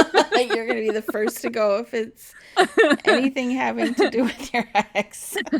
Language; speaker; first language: English; native; English